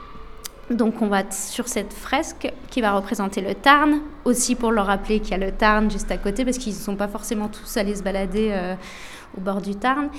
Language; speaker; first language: French; native; French